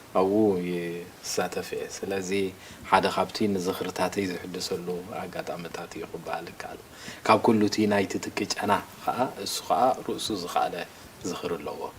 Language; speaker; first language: Tigrinya; native; Tigrinya